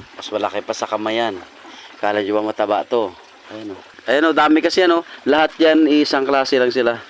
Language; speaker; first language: Filipino; non-native, local second language; Cebuano